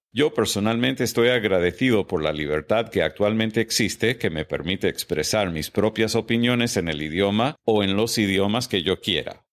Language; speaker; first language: Spanish; non-native, fluent; English